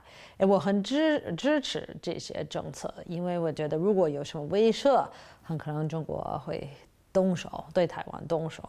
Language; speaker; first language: Chinese; non-native, fluent; English